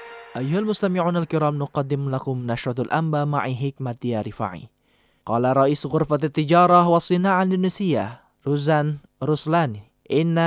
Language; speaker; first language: Arabic; non-native, fluent; Indonesian